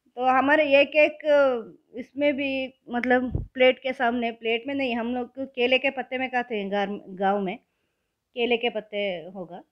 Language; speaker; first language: Hindi; non-native, local second language; Kannada